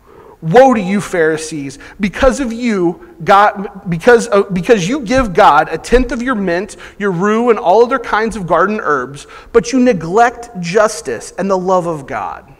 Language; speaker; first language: English; native; English